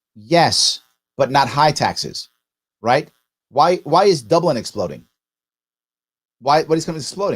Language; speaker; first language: English; native; English